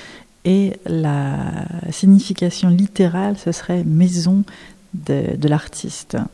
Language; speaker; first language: French; native; French